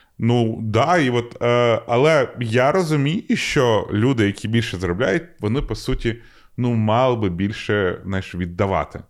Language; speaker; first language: Ukrainian; non-native, local second language; Russian